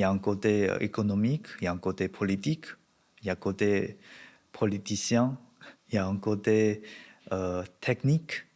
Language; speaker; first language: French; non-native, learner; Chinese